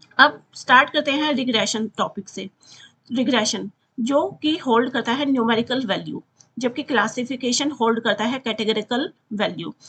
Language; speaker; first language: Hindi; native; Hindi